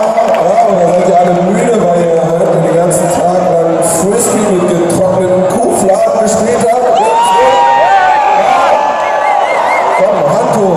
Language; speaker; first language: German; native; German